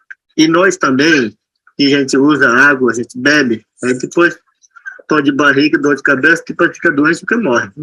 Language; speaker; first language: Portuguese; non-native, local second language; Yanomámi